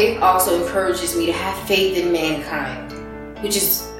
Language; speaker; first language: English; native; English